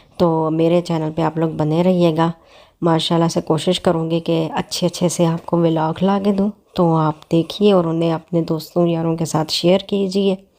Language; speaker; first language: Urdu; non-native, local second language; Punjabi